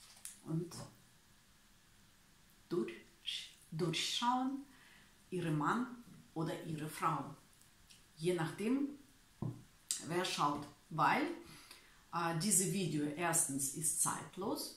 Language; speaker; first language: German; non-native, learner; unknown